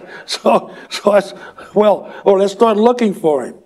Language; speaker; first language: English; native; English